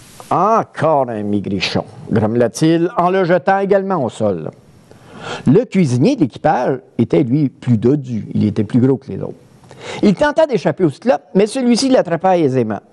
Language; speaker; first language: French; native; French